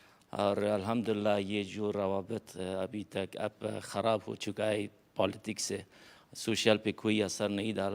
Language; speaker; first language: Hindi; non-native, fluent; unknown